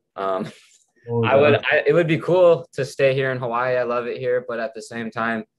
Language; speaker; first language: English; native; English